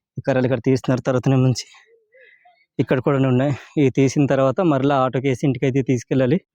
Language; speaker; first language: Telugu; non-native, local second language; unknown